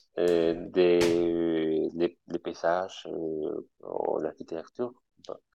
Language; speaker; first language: French; non-native, fluent; Spanish